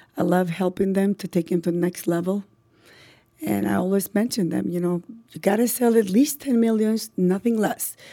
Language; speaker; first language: English; non-native, fluent; Macedonian